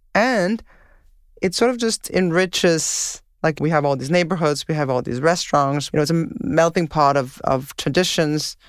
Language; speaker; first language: English; non-native, fluent; Danish